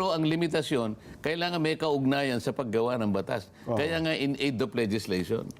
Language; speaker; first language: Filipino; native; Filipino